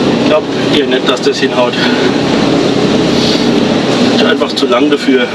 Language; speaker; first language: German; native; German